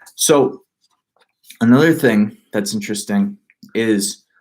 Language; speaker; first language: English; native; English